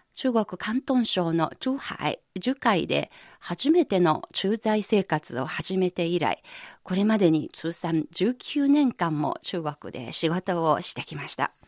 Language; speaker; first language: Japanese; non-native, fluent; Chinese